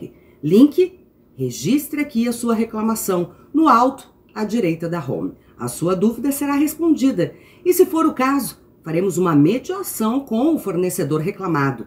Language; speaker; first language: Portuguese; native; Portuguese